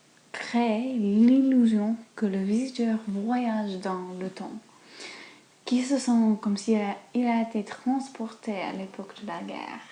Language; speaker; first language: French; non-native, fluent; English